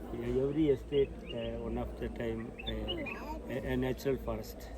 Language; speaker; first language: English; non-native, learner; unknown